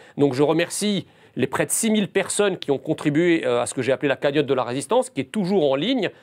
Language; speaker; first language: French; early bilingual, other home language; Arabic